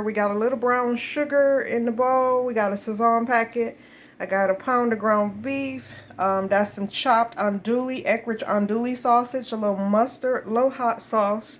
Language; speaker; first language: English; native; English